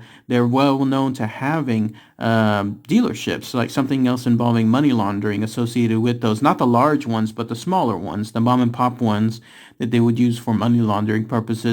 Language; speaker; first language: English; native; English